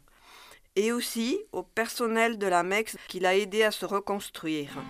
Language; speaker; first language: French; native; French